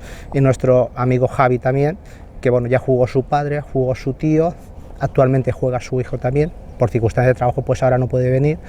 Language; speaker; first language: Spanish; native; Spanish